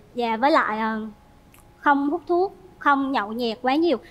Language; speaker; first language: Vietnamese; native; Vietnamese